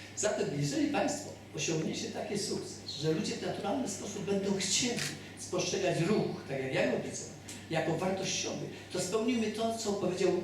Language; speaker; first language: Polish; native; Polish